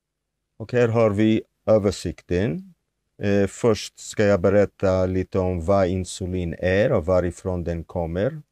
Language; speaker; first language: Swedish; non-native, fluent; Hebrew